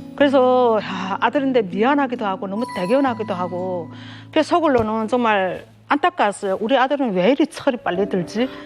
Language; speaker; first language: Korean; native; Korean